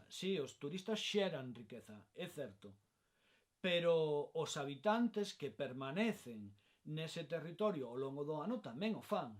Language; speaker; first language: Galician; non-native, local second language; Spanish